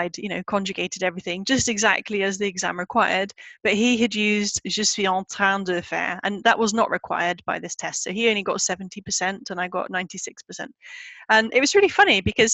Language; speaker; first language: English; native; English